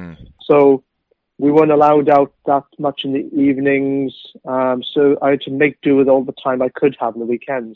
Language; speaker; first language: English; native; English